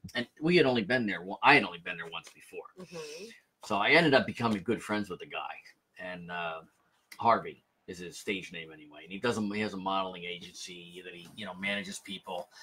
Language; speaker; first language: English; native; English